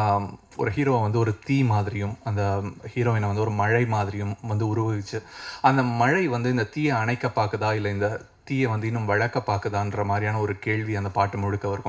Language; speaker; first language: Tamil; native; Tamil